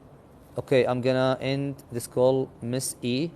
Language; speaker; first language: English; non-native, fluent; Arabic